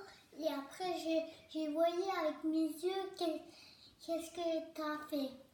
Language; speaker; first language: French; early bilingual, other home language; Turkish